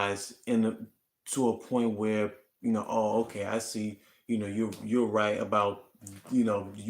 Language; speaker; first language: English; native; English